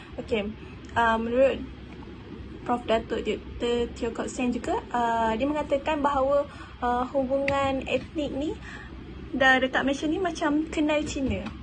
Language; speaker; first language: Malay; native; Malay